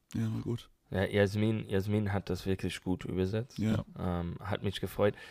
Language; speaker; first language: German; non-native, learner; English